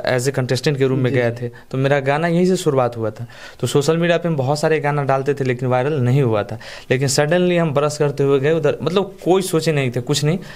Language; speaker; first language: Hindi; native; Hindi